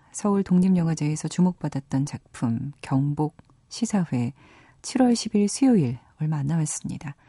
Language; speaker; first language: Korean; native; Korean